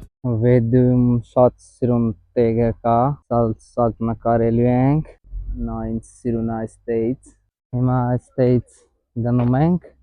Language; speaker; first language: Armenian; non-native, learner; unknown